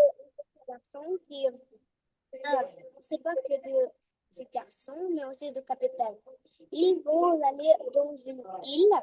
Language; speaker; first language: French; non-native, fluent; Russian